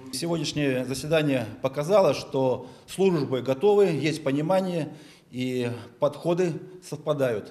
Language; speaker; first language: Russian; native; Russian